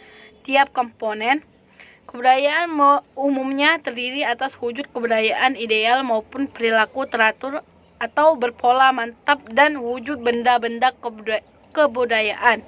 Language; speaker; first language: Indonesian; native; Indonesian